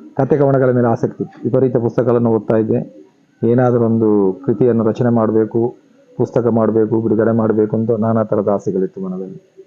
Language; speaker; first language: Kannada; non-native, local second language; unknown